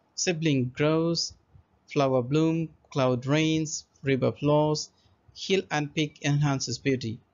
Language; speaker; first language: English; non-native, local second language; Assamese